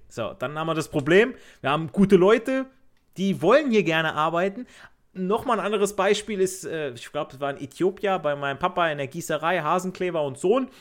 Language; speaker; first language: German; native; German